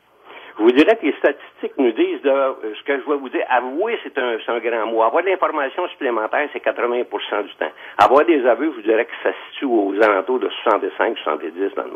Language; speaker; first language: French; native; French